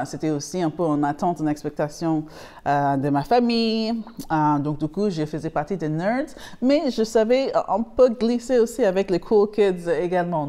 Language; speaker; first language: French; non-native, fluent; English